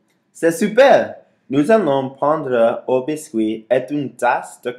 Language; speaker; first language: French; non-native, learner; English